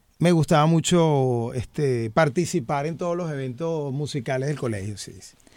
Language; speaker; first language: Spanish; native; Spanish